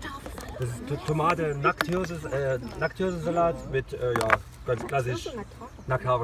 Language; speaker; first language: German; native; German